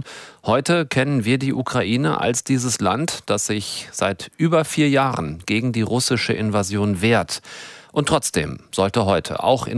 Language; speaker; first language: German; native; German